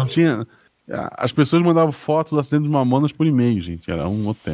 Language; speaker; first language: Portuguese; native; Portuguese